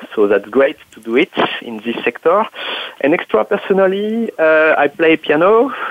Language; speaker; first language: English; non-native, fluent; French